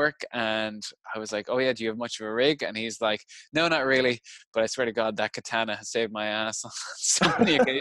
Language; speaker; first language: English; native; English